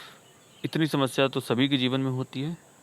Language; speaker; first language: Hindi; native; Hindi